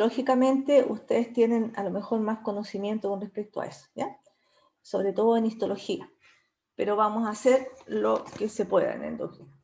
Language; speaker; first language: Spanish; native; Spanish